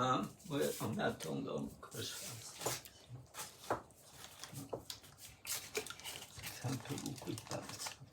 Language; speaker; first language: French; non-native, fluent; Russian